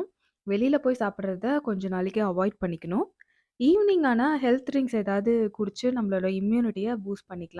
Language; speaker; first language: Tamil; native; Tamil